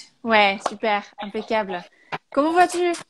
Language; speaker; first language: French; native; French